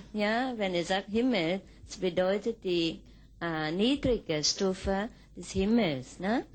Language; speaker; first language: German; non-native, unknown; Vietnamese